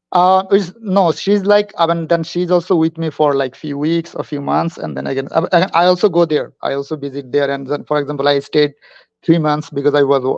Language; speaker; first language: English; non-native, local second language; Bangla